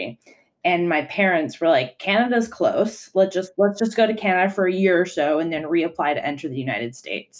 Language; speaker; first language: English; non-native, fluent; Italian